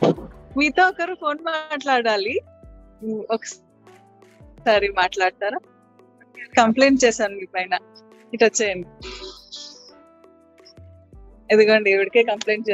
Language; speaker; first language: Telugu; native; Telugu